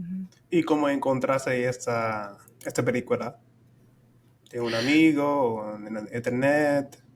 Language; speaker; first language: Spanish; non-native, fluent; English